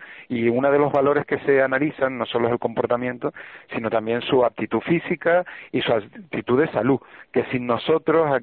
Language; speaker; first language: Spanish; native; Spanish